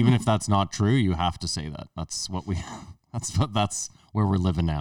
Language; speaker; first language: English; native; English